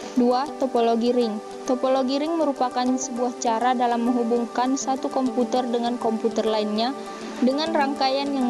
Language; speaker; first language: Indonesian; native; Indonesian